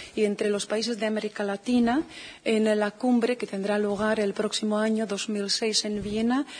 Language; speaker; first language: Spanish; non-native, fluent; Czech